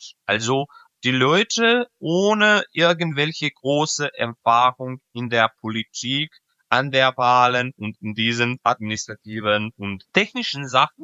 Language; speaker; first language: German; non-native, fluent; Serbian